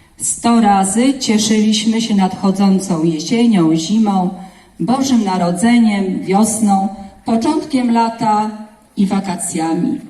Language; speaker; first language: Polish; native; Polish